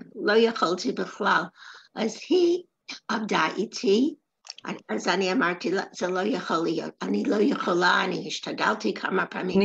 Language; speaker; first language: Hebrew; non-native, learner; English